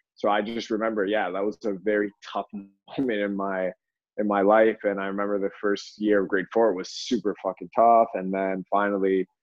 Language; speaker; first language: English; native; English